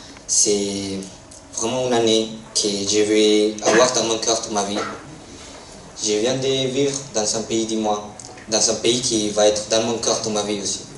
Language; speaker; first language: French; non-native, fluent; Spanish